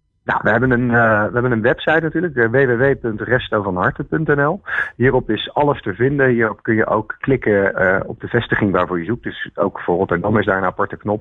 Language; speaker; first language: Dutch; native; Dutch